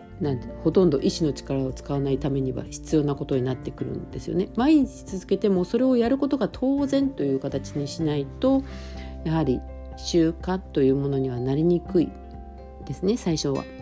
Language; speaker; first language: Japanese; native; Japanese